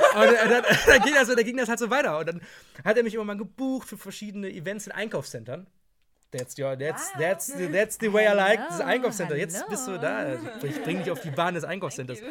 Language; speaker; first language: German; native; German